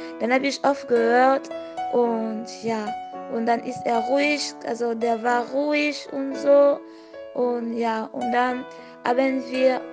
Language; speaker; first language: German; non-native, fluent; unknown